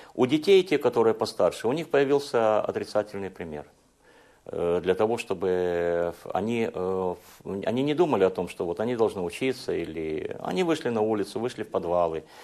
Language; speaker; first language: Russian; non-native, local second language; Hungarian